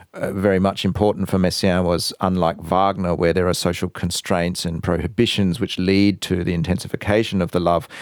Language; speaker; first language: English; native; English